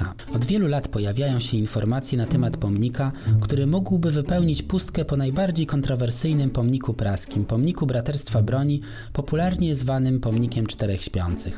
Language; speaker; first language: Polish; native; Polish